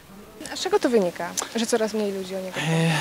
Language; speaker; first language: Polish; native; Polish